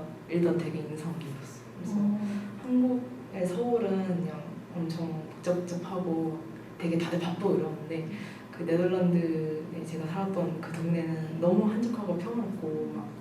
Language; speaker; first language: Korean; native; Korean